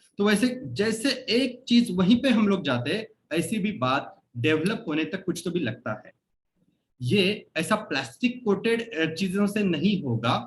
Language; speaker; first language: Hindi; non-native, local second language; Marathi